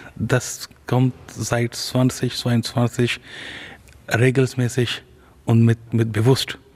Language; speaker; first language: German; non-native, fluent; Urdu